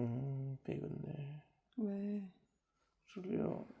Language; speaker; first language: Korean; non-native, learner; French